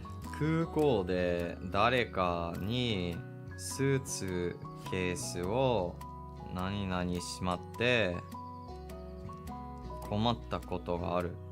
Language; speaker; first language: Japanese; non-native, learner; English